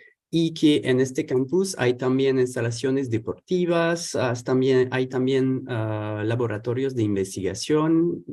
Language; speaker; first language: Spanish; non-native, fluent; French